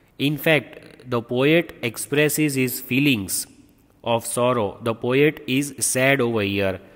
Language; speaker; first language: English; non-native, local second language; Gujarati